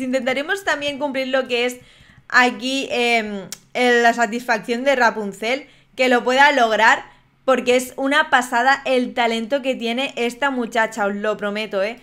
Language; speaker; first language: Spanish; native; Spanish